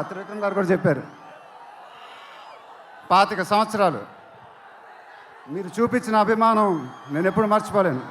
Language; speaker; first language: Telugu; native; Telugu